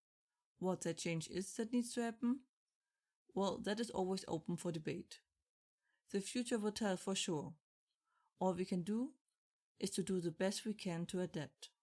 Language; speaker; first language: English; non-native, fluent; German